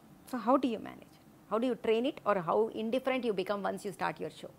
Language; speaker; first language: English; non-native, local second language; Telugu